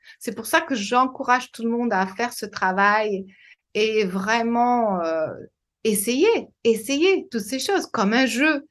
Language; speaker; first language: French; non-native, fluent; English